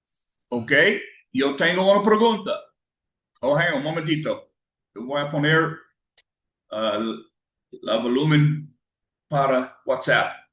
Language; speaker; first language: Spanish; non-native, learner; English